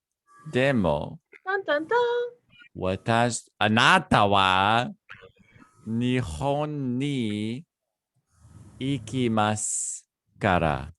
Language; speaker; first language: Japanese; non-native, learner; English